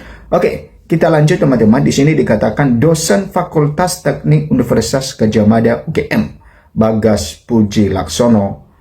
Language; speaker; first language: Indonesian; native; Indonesian